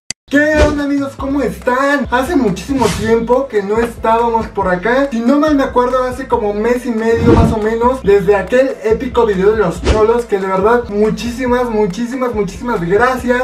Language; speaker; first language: Spanish; native; Spanish